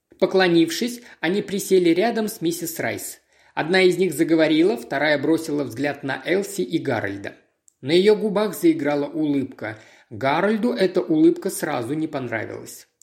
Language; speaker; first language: Russian; native; Russian